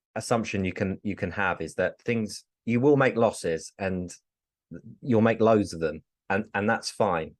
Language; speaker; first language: English; native; English